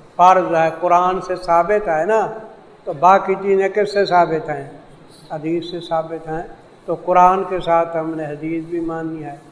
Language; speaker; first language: Urdu; non-native, local second language; Saraiki